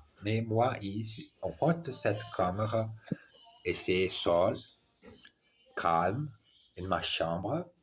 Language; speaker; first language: French; non-native, learner; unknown